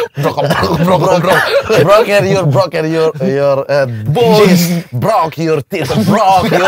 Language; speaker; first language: English; non-native, learner; Indonesian